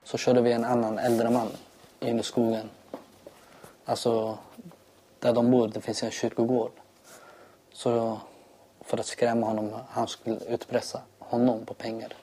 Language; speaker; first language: Swedish; non-native, local second language; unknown